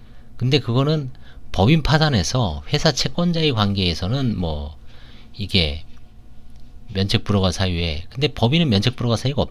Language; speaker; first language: Korean; native; Korean